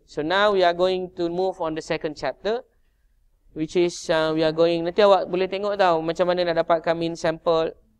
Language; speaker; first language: English; non-native, local second language; Malay